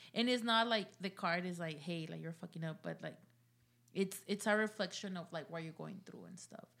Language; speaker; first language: English; early bilingual, other home language; Spanish